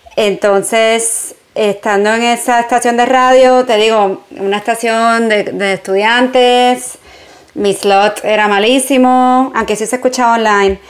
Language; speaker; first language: Spanish; native; Spanish